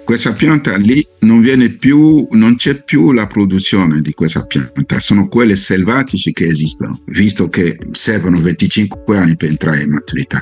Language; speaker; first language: Italian; non-native, fluent; Fon